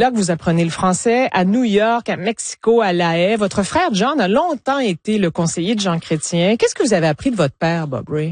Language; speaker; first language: French; native; French